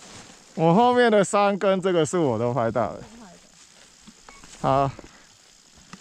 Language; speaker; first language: Chinese; native; Chinese